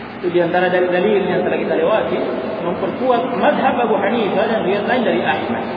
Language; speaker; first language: Indonesian; native; Indonesian